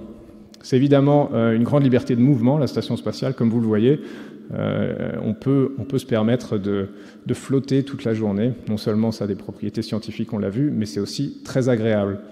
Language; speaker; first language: French; native; French